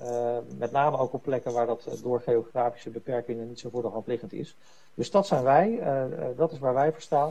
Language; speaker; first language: Dutch; native; Dutch